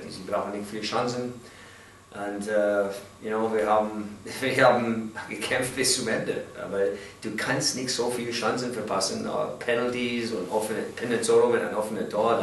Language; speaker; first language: German; non-native, learner; English